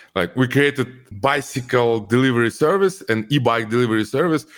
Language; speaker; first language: English; non-native, fluent; Kazakh